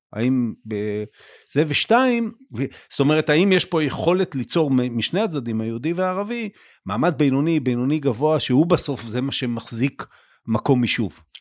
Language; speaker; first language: Hebrew; native; Hebrew